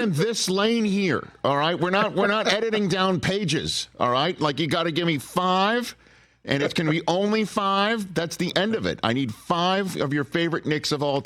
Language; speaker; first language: English; native; English